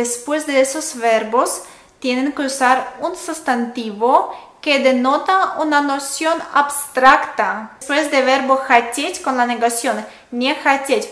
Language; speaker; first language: Spanish; non-native, fluent; Russian